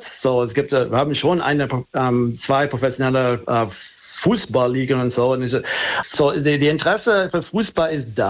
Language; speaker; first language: German; non-native, fluent; English